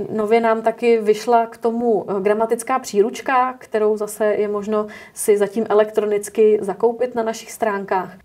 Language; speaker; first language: Czech; native; Czech